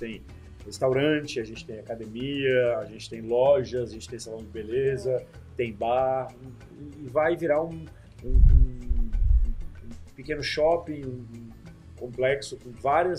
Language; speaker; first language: Portuguese; native; Portuguese